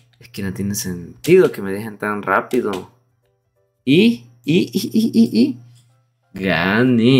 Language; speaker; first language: Spanish; native; Spanish